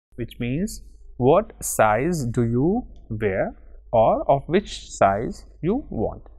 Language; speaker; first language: English; non-native, local second language; Hindi